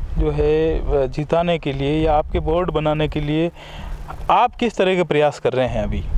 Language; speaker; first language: Hindi; native; Hindi